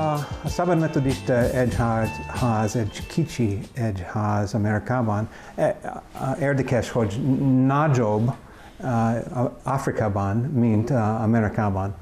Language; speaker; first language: Hungarian; non-native, learner; English